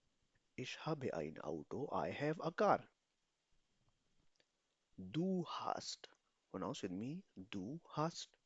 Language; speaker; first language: German; non-native, fluent; Urdu